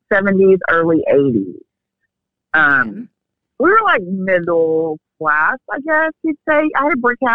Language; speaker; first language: English; native; English